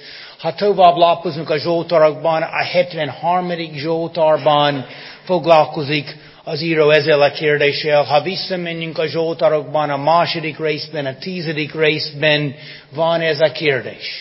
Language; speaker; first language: Hungarian; non-native, fluent; English